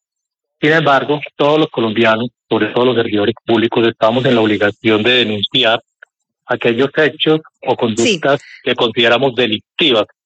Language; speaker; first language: Spanish; native; Spanish